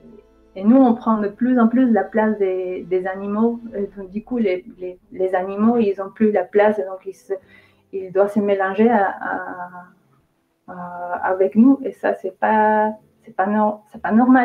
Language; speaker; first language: French; non-native, fluent; Spanish